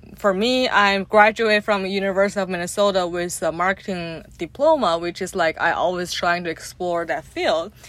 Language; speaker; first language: English; non-native, fluent; Chinese